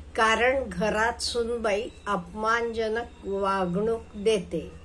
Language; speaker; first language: Marathi; non-native, fluent; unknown